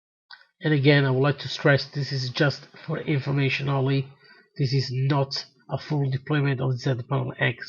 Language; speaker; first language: English; non-native, fluent; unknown